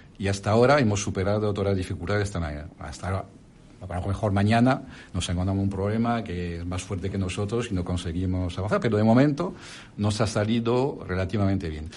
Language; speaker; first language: Spanish; non-native, fluent; French